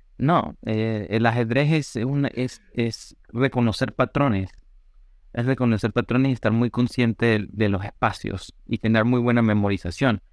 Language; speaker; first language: Spanish; native; Spanish